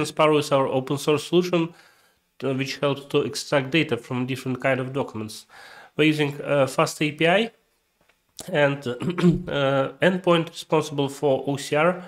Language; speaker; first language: English; non-native, fluent; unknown